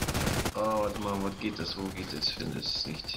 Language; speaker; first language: German; non-native, fluent; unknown